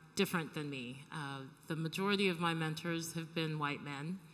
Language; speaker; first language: English; native; English